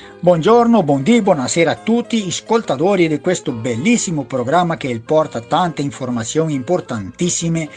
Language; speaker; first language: Italian; non-native, fluent; Portuguese